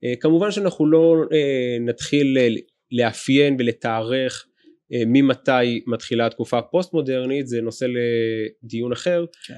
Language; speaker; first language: Hebrew; native; Hebrew